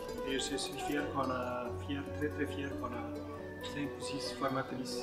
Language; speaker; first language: French; non-native, fluent; German